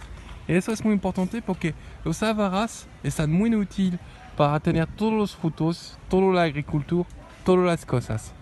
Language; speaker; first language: Spanish; non-native, learner; French